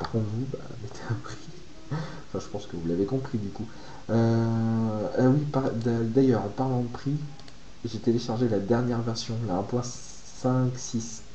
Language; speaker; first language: French; native; French